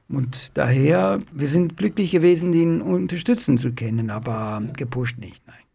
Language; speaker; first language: German; non-native, fluent; Italian